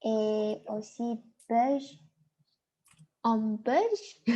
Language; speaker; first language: French; non-native, learner; Chinese